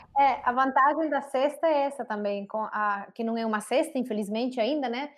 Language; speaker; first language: Portuguese; non-native, fluent; Italian